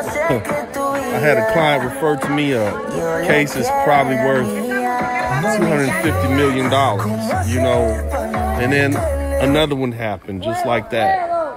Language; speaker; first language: English; native; English